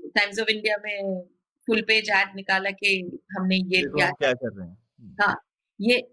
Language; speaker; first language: Hindi; non-native, local second language; Bangla